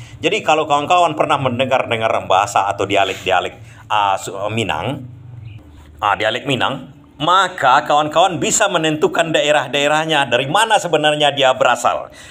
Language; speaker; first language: Indonesian; non-native, local second language; Minangkabau